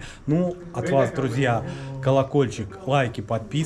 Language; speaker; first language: Russian; native; Russian